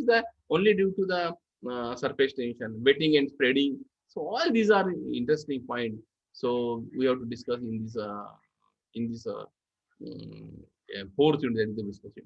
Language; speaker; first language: English; non-native, local second language; Marathi